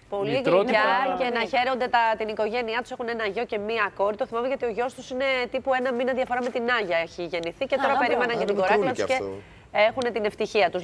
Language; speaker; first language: Greek; native; Greek